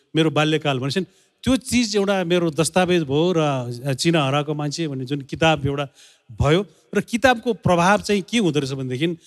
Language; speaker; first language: Nepali; native; Nepali